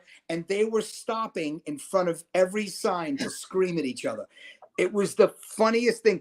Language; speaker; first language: English; native; English